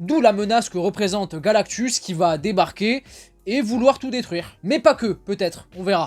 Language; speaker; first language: French; native; French